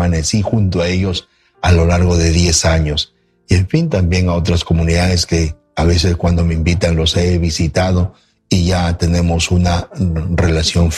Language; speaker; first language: Spanish; native; Spanish